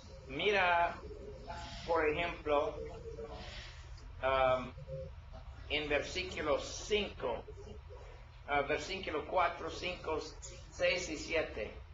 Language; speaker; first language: Spanish; non-native, learner; English